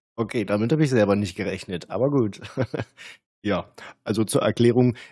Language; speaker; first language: German; native; German